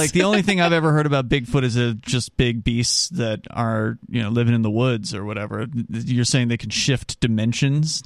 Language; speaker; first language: English; native; English